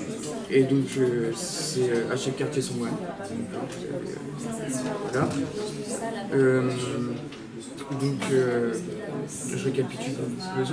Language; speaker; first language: French; native; French